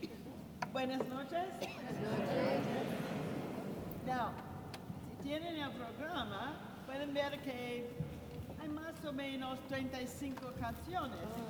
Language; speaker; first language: Spanish; non-native, learner; English